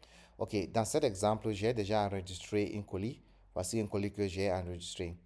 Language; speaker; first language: French; non-native, fluent; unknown